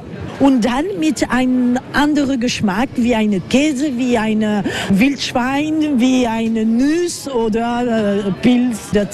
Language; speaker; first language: German; non-native, learner; French